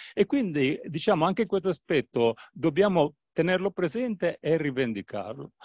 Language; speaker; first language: Italian; native; Italian